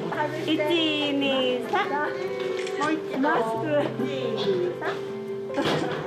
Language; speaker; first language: Japanese; non-native, fluent; Korean